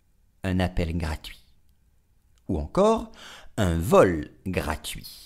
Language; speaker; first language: French; native; French